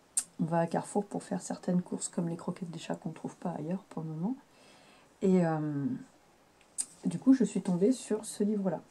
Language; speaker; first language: French; native; French